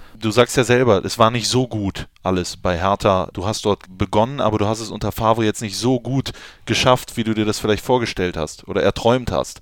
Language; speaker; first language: German; native; German